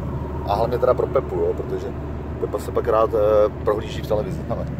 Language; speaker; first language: Czech; native; Czech